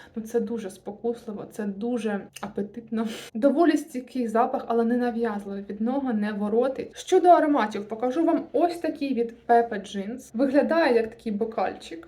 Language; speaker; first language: Ukrainian; non-native, local second language; Russian